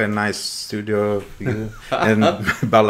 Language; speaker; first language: English; non-native, learner; Russian